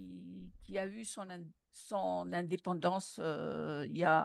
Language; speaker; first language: French; non-native, local second language; Malagasy